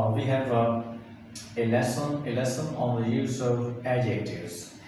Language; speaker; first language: English; non-native, local second language; Urdu